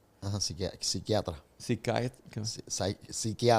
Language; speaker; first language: Spanish; native; Spanish